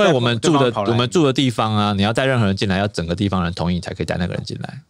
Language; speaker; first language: Chinese; native; Chinese